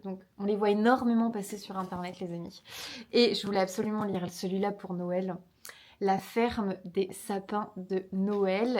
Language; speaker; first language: French; native; French